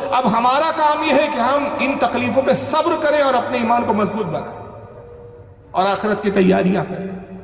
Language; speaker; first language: Urdu; native; Urdu